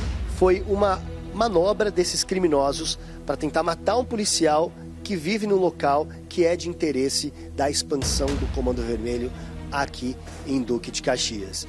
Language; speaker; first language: Portuguese; native; Portuguese